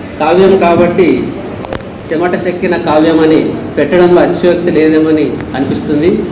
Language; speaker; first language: Telugu; native; Telugu